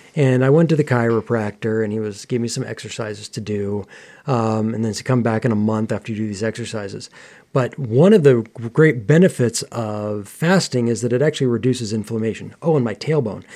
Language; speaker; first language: English; native; English